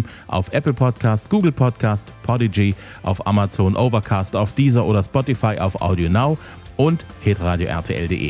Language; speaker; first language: German; native; German